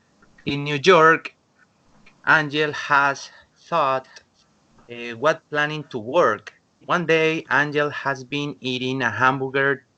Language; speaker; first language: English; non-native, learner; Spanish